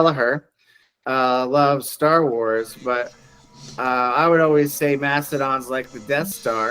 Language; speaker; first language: English; native; English